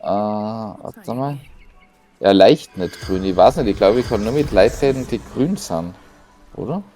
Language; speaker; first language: German; native; German